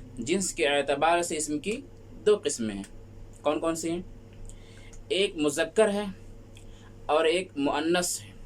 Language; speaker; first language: Urdu; native; Urdu